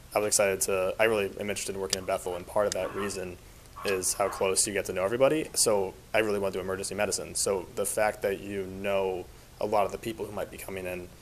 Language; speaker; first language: English; native; English